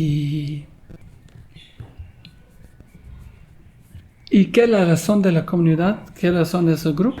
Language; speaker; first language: Spanish; non-native, learner; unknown